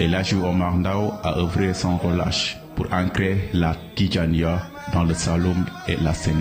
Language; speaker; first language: French; non-native, local second language; Wolof